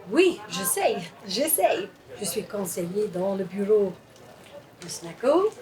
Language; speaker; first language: French; non-native, fluent; English